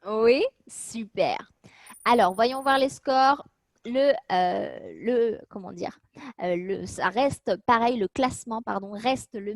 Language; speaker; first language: French; native; French